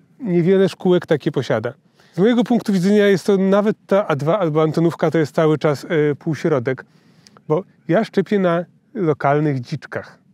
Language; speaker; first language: Polish; native; Polish